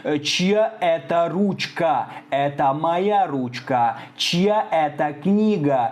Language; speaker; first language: Russian; non-native, fluent; Tajik